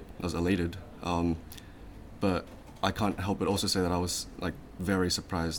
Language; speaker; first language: English; early bilingual, other home language; Chinese